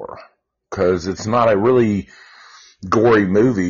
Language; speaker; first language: English; native; English